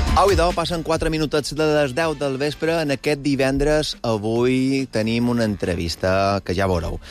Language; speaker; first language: Catalan; native; Catalan